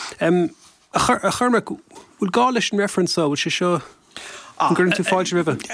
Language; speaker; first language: Irish; native; Irish